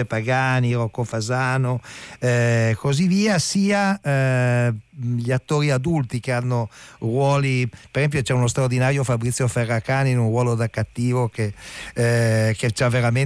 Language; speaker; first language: Italian; native; Italian